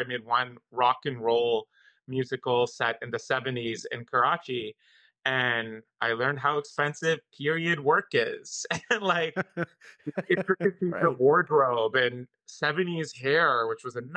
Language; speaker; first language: English; non-native, local second language; Urdu